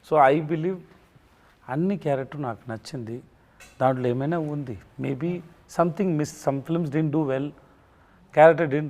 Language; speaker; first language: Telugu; non-native, learner; Tamil